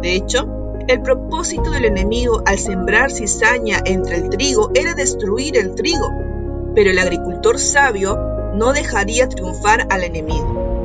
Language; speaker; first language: Spanish; native; Spanish